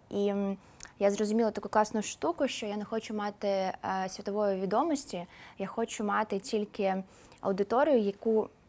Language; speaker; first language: Ukrainian; non-native, local second language; Russian